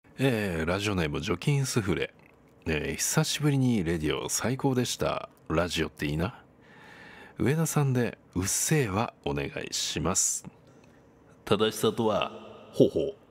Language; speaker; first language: Japanese; native; Japanese